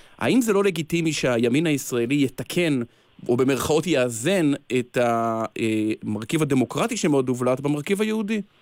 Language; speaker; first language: Hebrew; native; Hebrew